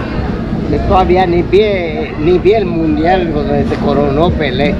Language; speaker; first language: Spanish; native; Spanish